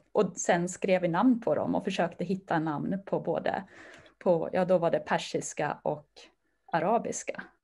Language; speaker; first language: Swedish; native; Swedish